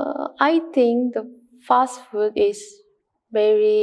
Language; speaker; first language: English; non-native, learner; Japanese